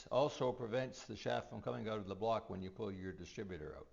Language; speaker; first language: English; native; English